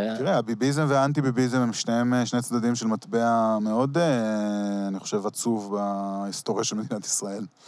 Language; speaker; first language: Hebrew; early bilingual, heritage; Hebrew